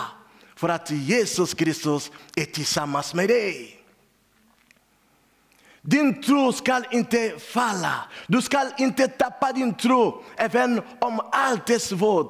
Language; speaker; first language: Swedish; non-native, learner; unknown